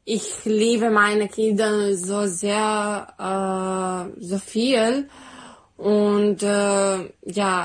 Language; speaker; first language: German; non-native, fluent; Serbian